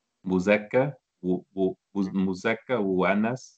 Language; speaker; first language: Arabic; non-native, learner; English